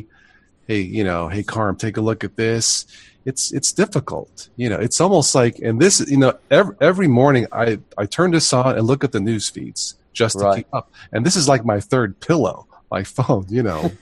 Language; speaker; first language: English; native; English